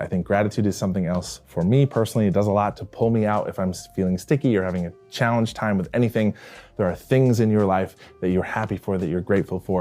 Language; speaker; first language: English; native; English